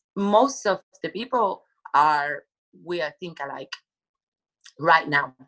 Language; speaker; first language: English; non-native, fluent; Spanish